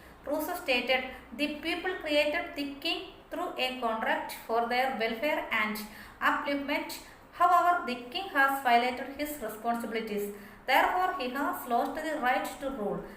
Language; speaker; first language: English; non-native, local second language; Malayalam